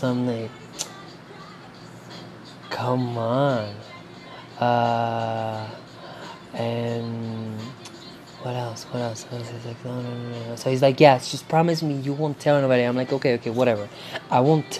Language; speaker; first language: English; non-native, fluent; Spanish